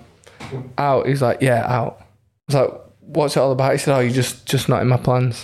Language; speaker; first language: English; native; English